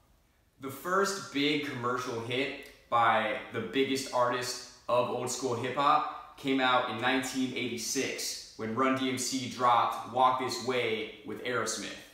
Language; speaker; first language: English; native; English